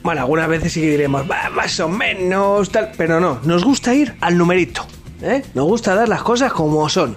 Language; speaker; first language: Spanish; native; Spanish